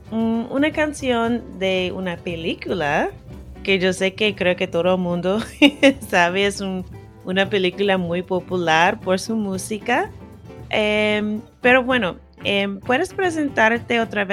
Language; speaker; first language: Spanish; non-native, fluent; English